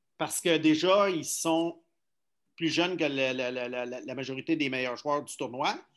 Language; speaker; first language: French; native; French